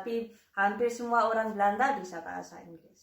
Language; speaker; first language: Indonesian; early bilingual, heritage; Indonesian